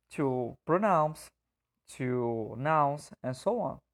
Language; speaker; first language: English; non-native, fluent; Portuguese